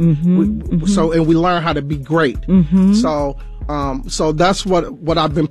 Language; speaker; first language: English; native; English